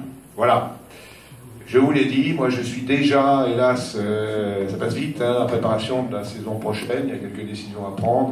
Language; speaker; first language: French; native; French